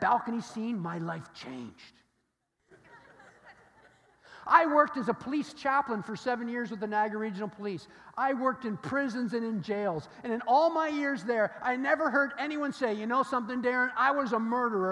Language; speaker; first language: English; native; English